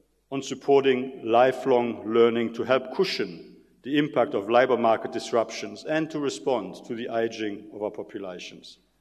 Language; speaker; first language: English; non-native, fluent; German